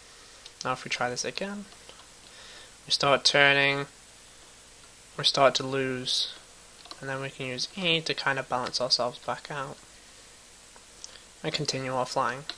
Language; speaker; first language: English; native; English